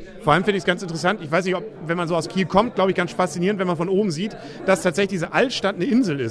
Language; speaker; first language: German; native; German